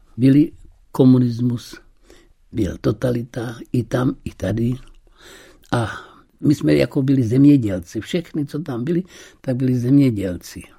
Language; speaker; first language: Czech; early bilingual, heritage; Czech